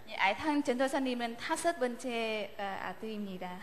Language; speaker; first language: Korean; non-native, learner; Vietnamese